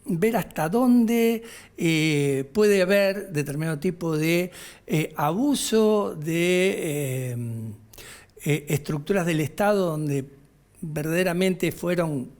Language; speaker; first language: Spanish; native; Spanish